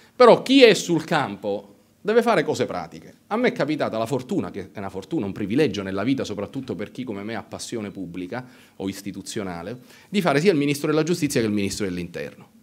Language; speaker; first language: Italian; native; Italian